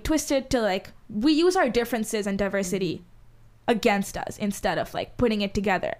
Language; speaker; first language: English; non-native, fluent; Hindi